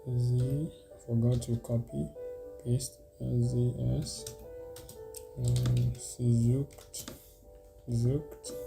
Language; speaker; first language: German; non-native, learner; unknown